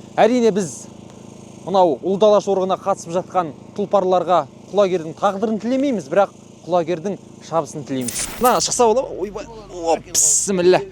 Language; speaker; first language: Kazakh; native; Kazakh